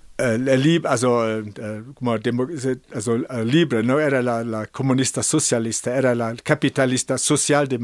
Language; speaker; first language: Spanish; non-native, fluent; German